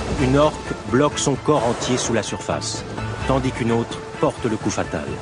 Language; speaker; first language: French; native; French